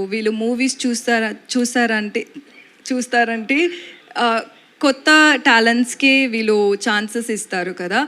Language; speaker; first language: Telugu; non-native, local second language; Tamil